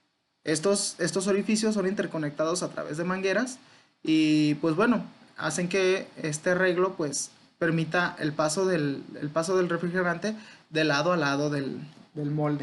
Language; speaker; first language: Spanish; native; Spanish